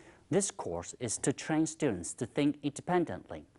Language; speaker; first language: English; non-native, fluent; Chinese